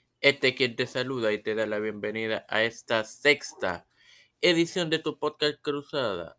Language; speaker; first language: Spanish; native; Spanish